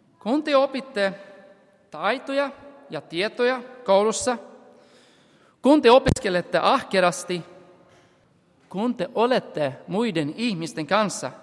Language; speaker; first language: Finnish; non-native, fluent; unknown